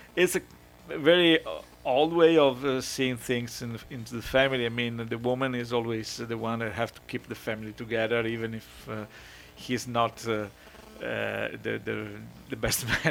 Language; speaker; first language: English; non-native, fluent; Italian